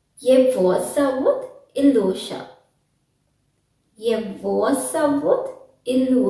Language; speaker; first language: Russian; non-native, learner; Sinhala